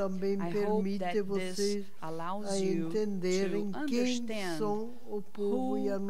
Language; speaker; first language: Portuguese; non-native, fluent; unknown